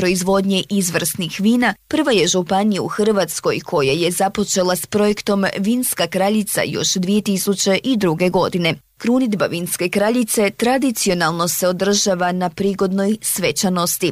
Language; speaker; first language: Serbian; native; Serbian